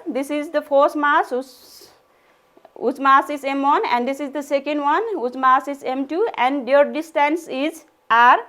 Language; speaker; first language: English; non-native, local second language; Nepali